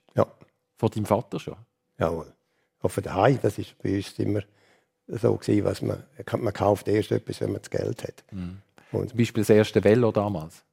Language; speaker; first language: German; native; German